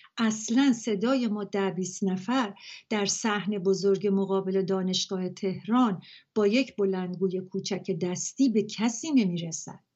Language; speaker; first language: Persian; native; Persian